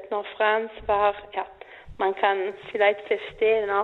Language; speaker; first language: German; non-native, fluent; Italian